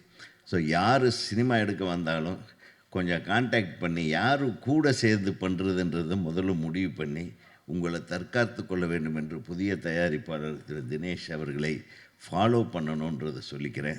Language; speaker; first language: Tamil; native; Tamil